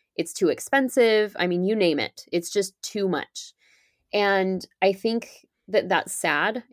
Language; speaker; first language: English; native; English